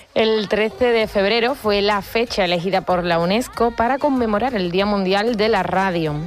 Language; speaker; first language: Spanish; native; Spanish